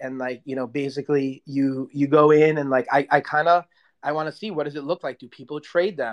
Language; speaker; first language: English; native; English